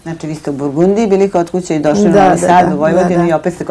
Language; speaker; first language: Serbian; native; Serbian